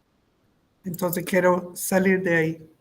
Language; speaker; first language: Spanish; non-native, local second language; French